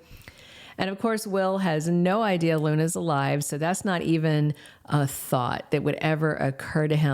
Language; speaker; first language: English; native; English